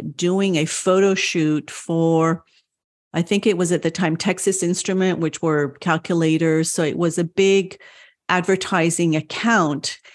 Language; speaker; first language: English; early bilingual, other home language; French